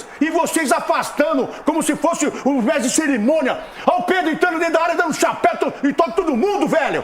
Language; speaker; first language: Portuguese; native; Portuguese